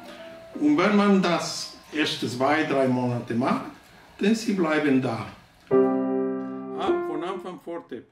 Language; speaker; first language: German; non-native, fluent; Spanish